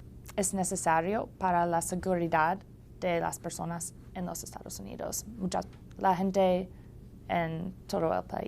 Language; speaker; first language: Spanish; non-native, learner; English